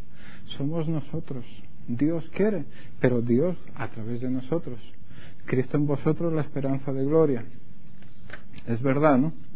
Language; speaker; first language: Spanish; native; Spanish